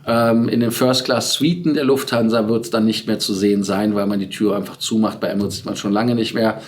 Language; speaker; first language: German; native; German